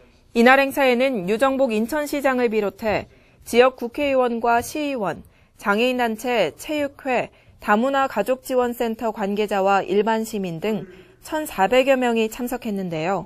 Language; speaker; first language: Korean; native; Korean